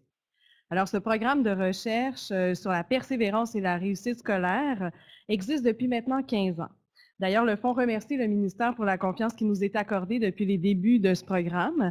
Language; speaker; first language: French; native; French